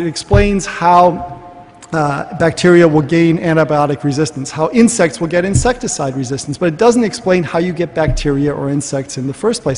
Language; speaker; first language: English; native; English